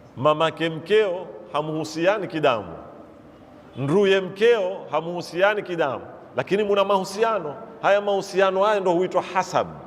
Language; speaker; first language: Swahili; native; Swahili